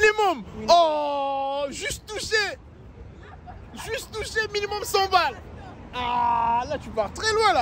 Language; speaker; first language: French; native; French